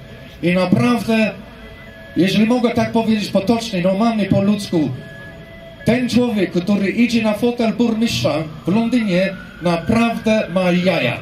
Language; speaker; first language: Polish; non-native, fluent; English